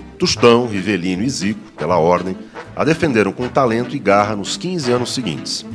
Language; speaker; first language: Portuguese; native; Portuguese